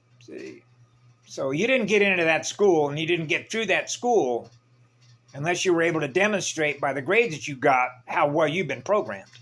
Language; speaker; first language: English; native; English